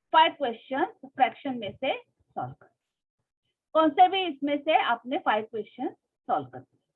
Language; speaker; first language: Hindi; non-native, local second language; Marathi